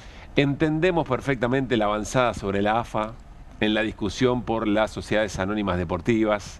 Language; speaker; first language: Spanish; native; Spanish